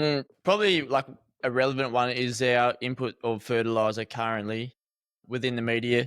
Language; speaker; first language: English; native; English